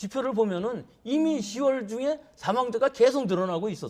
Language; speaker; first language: Korean; native; Korean